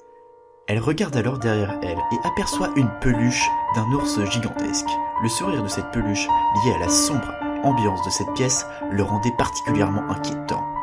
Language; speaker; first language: French; native; French